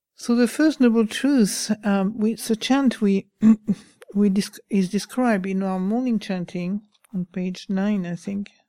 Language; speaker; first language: English; non-native, fluent; French